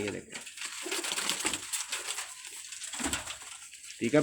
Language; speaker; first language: Hindi; non-native, local second language; Punjabi